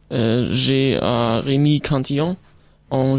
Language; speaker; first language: French; non-native, learner; German